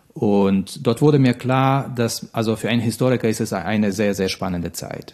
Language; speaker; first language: German; non-native, fluent; Russian